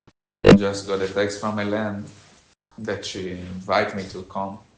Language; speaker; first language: English; non-native, learner; Hebrew